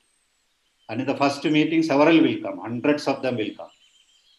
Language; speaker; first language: English; non-native, local second language; Malayalam